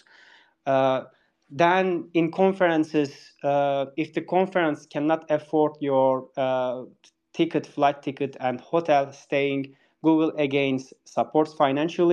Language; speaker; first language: English; non-native, fluent; Turkish